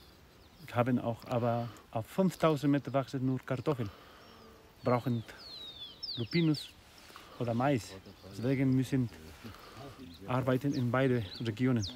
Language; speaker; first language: German; non-native, learner; Spanish